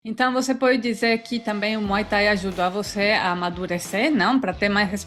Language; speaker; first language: Portuguese; non-native, fluent; Spanish